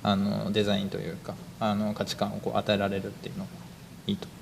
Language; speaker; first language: Japanese; native; Japanese